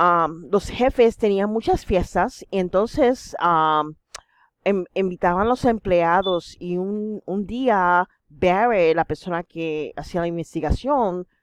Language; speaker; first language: Spanish; non-native, fluent; English